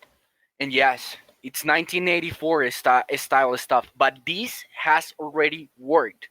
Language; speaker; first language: English; non-native, fluent; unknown